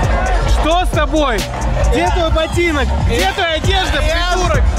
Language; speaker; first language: Russian; native; Russian